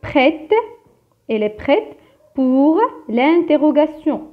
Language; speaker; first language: French; non-native, local second language; Arabic